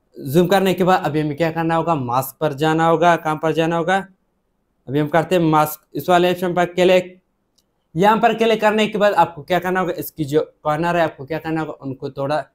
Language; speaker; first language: Hindi; native; Hindi